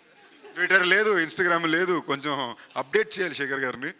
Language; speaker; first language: Telugu; native; Telugu